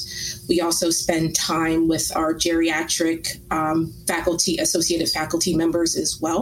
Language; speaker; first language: English; native; English